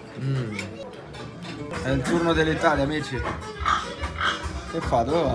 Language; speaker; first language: Italian; native; Italian